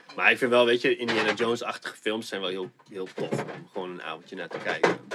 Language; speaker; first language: Dutch; native; Dutch